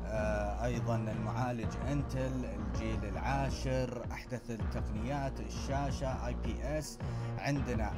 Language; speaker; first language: Arabic; native; Arabic